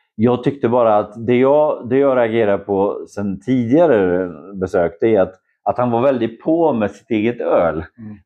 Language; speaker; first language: Swedish; non-native, fluent; Polish